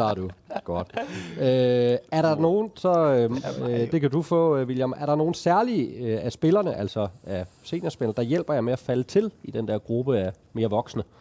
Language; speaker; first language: Danish; native; Danish